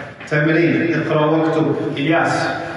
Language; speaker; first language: Arabic; non-native, fluent; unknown